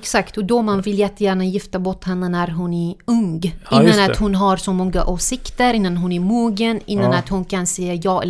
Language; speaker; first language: Swedish; non-native, fluent; Arabic